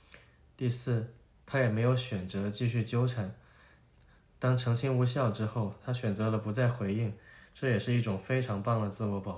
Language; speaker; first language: Chinese; native; Chinese